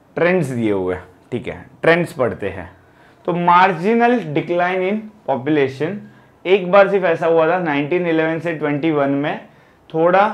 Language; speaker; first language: Hindi; non-native, local second language; Gujarati